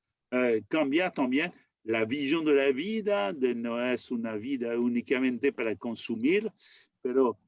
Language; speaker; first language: Spanish; non-native, learner; French